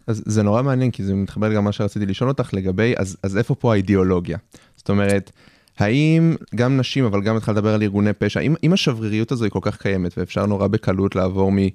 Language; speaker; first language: Hebrew; native; Hebrew